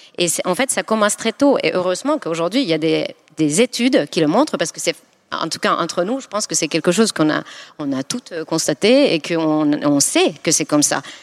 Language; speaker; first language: French; non-native, fluent; Finnish